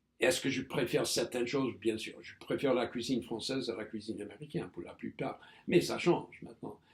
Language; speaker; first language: French; non-native, fluent; English